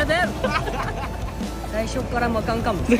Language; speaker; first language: Indonesian; non-native, learner; Japanese